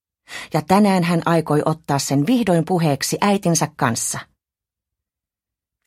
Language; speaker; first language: Finnish; native; Finnish